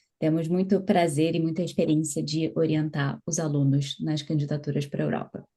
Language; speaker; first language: Portuguese; native; Portuguese